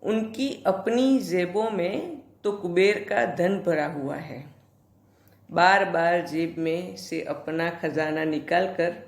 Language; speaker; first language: Hindi; non-native, local second language; Gujarati